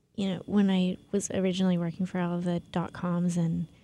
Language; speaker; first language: English; native; English